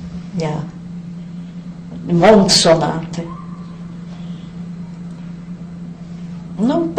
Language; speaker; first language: German; non-native, fluent; Yiddish